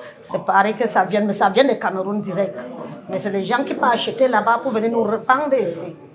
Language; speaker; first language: French; non-native, learner; English